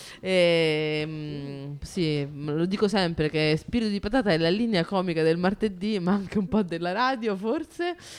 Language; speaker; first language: Italian; native; Italian